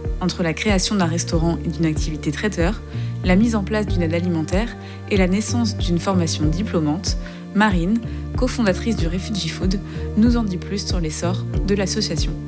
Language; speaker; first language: French; native; French